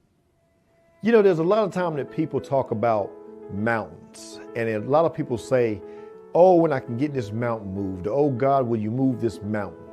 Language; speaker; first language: English; native; English